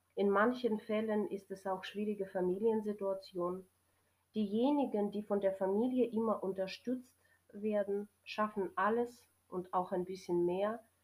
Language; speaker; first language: German; non-native, fluent; Ukrainian